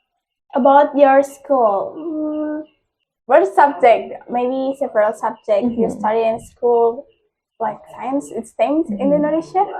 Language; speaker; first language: English; non-native, local second language; Indonesian